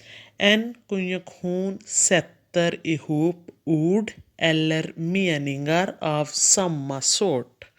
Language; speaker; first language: Swedish; non-native, fluent; Urdu